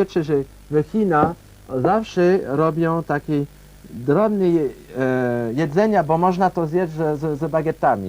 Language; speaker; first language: Polish; non-native, learner; Chinese